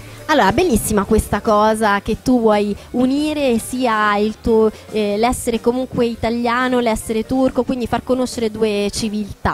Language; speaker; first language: Italian; native; Italian